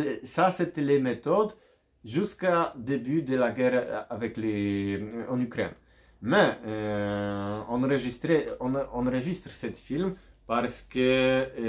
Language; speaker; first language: French; non-native, learner; Polish